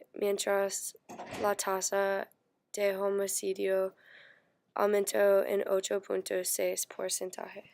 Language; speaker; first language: Spanish; non-native, learner; English